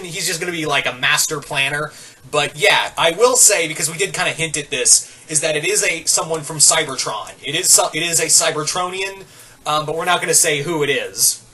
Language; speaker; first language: English; native; English